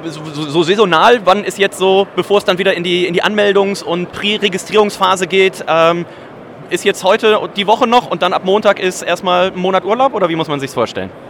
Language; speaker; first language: German; native; German